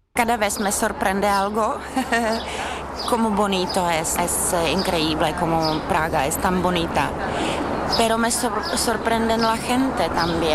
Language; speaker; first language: Spanish; non-native, learner; Czech